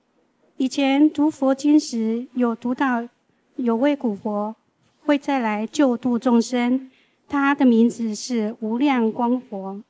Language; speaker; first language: Chinese; native; Chinese